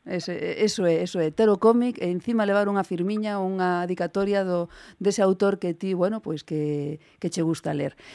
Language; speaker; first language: Galician; non-native, local second language; Spanish